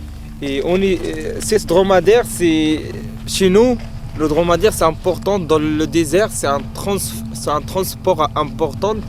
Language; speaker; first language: French; non-native, learner; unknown